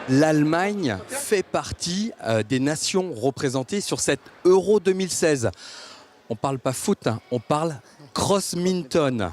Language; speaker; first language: French; native; French